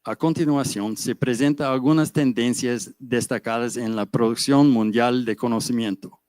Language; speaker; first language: Spanish; non-native, fluent; English